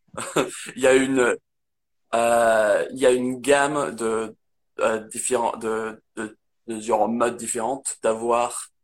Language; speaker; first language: French; non-native, fluent; English